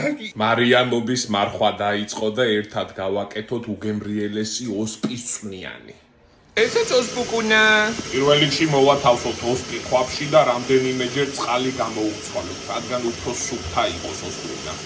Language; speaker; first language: Georgian; native; Georgian